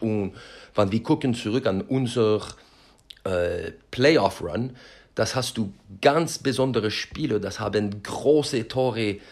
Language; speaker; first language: German; non-native, learner; French